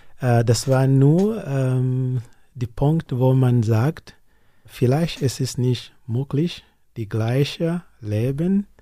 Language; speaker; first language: German; non-native, learner; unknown